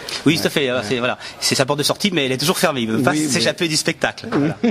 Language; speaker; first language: French; native; French